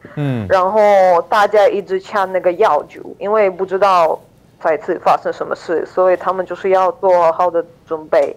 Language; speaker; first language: Chinese; non-native, fluent; Ukrainian